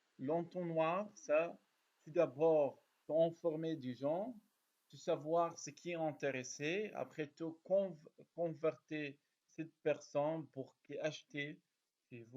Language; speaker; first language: French; non-native, learner; Arabic